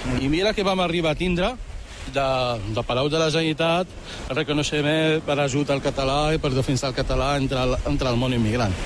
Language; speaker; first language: Catalan; early bilingual, other home language; Arabic